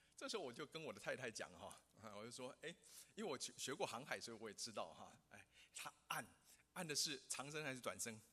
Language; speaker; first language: Chinese; non-native, local second language; Hakka Chinese